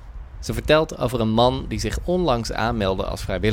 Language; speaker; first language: Dutch; native; Dutch